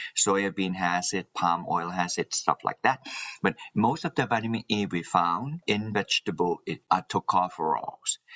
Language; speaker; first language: English; non-native, local second language; Min Nan Chinese